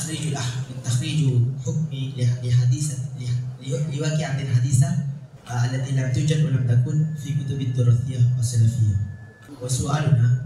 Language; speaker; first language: Arabic; non-native, fluent; Indonesian